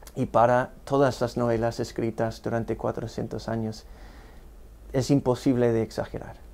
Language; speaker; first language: Spanish; non-native, fluent; English